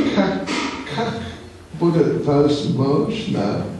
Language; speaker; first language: Russian; non-native, learner; English